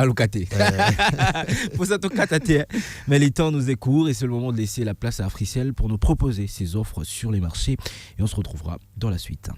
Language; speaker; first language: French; non-native, local second language; Lingala